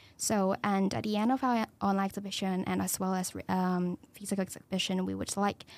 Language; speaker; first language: English; non-native, local second language; Cantonese